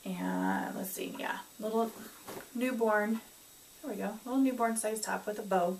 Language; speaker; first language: English; native; English